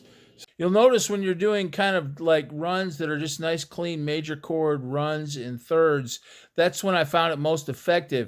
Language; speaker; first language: English; native; English